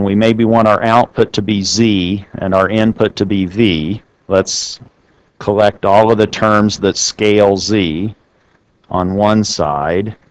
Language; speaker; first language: English; native; English